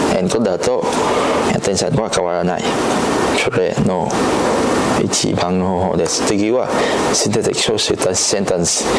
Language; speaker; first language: Japanese; non-native, learner; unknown